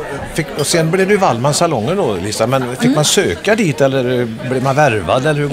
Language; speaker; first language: Swedish; native; Swedish